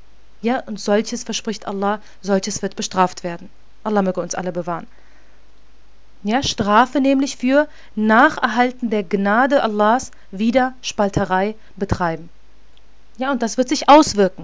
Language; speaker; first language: German; native; German